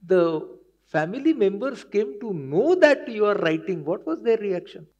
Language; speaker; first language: English; non-native, local second language; Marathi